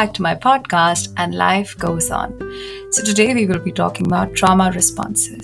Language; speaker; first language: English; non-native, local second language; Hindi